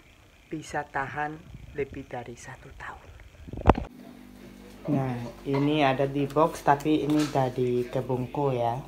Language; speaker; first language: Indonesian; non-native, fluent; Spanish